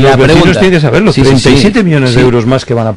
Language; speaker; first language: Spanish; native; Spanish